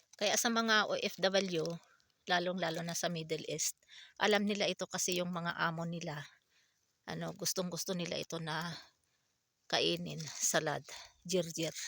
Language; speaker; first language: Filipino; non-native, local second language; Iloko